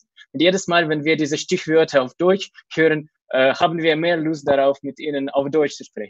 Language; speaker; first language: German; non-native, fluent; Russian